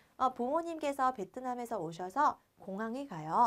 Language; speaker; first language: Korean; non-native, fluent; Vietnamese